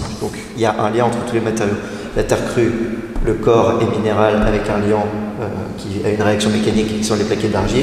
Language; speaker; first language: French; native; French